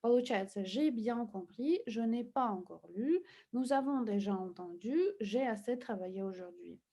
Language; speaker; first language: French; non-native, fluent; Russian